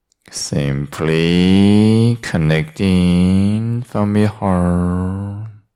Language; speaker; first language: English; non-native, fluent; Chinese